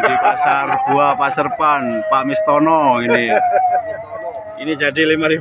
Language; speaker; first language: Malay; non-native, local second language; Javanese